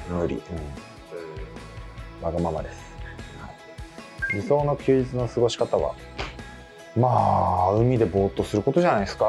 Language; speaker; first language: Japanese; native; Japanese